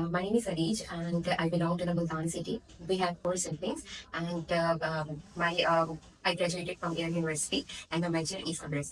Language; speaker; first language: English; non-native, learner; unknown